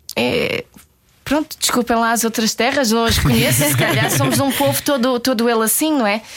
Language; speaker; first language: Portuguese; native; Portuguese